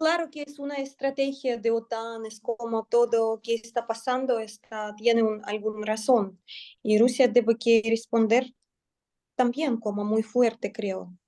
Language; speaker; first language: Spanish; non-native, learner; Russian